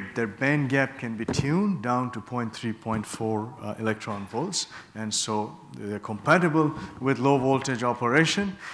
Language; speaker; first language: English; non-native, local second language; Bangla